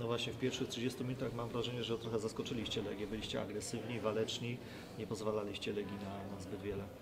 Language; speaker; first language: Polish; native; Polish